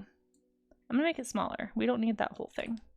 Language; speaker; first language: English; native; English